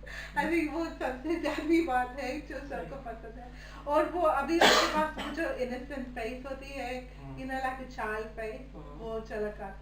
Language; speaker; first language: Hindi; early bilingual, heritage; Hindi